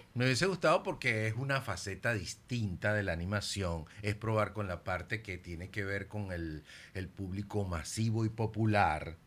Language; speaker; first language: Spanish; native; Spanish